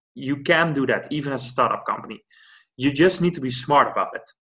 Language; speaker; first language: English; non-native, fluent; Dutch